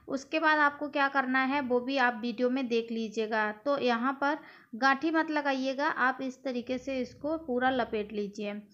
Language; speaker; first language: Hindi; native; Hindi